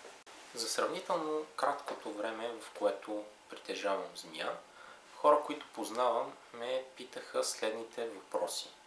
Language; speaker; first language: Bulgarian; native; Bulgarian